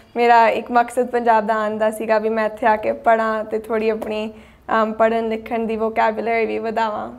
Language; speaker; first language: Punjabi; early bilingual, heritage; Punjabi